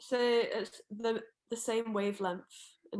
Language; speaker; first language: French; non-native, fluent; English